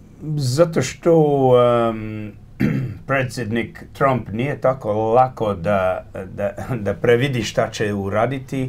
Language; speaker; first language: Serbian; early bilingual, heritage; Croatian